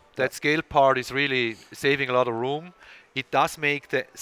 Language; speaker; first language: English; non-native, fluent; Swiss German